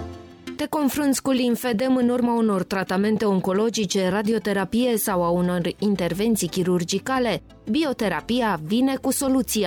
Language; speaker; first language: Romanian; native; Romanian